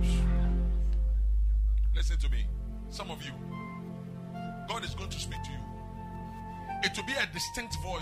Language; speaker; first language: English; non-native, local second language; Akan